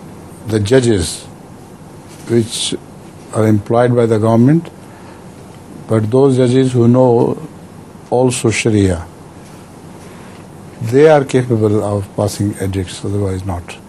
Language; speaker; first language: English; non-native, local second language; Urdu